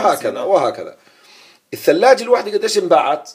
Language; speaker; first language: Arabic; native; Arabic